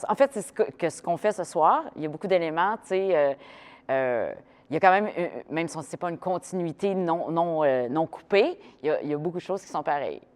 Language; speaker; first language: French; native; French